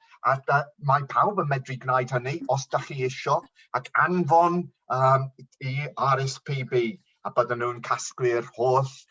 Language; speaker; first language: Welsh; non-native, local second language; English